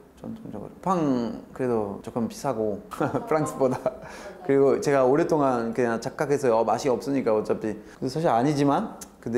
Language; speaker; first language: Korean; non-native, fluent; French